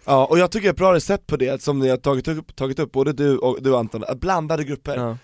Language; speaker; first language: Swedish; native; Swedish